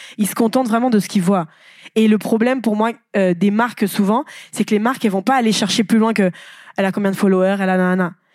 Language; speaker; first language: French; non-native, local second language; Lingala